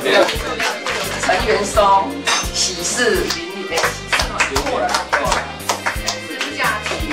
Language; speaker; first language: Chinese; native; Chinese